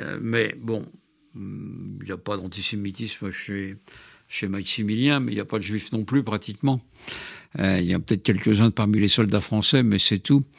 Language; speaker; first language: French; native; French